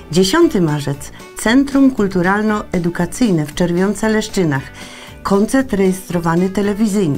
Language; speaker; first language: Polish; native; Polish